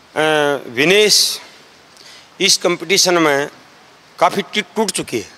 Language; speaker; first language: Hindi; native; Hindi